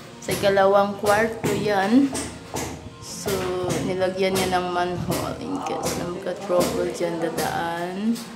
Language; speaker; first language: Filipino; non-native, local second language; Cebuano